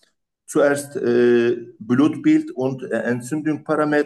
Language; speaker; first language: German; non-native, learner; Turkish